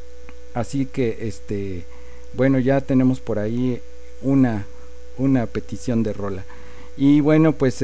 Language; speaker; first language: Spanish; native; Spanish